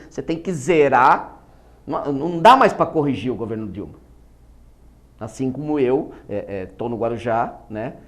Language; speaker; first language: Portuguese; native; Portuguese